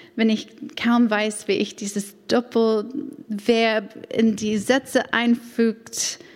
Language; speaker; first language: German; non-native, fluent; English